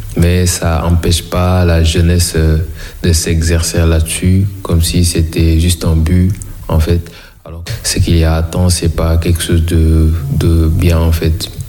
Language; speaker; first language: French; non-native, local second language; Wolof